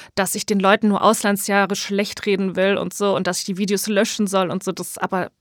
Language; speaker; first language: German; native; German